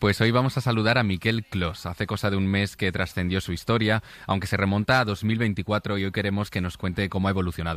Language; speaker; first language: Spanish; native; Spanish